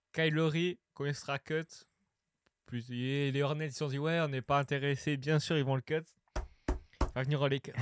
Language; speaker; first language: French; native; French